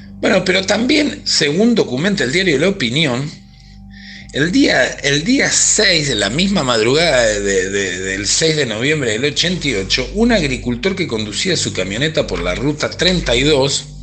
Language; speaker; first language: Spanish; native; Spanish